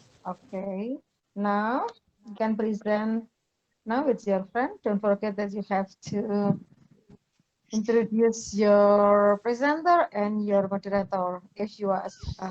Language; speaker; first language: English; non-native, learner; Indonesian